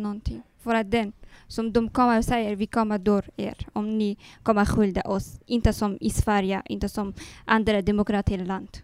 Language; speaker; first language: Swedish; non-native, learner; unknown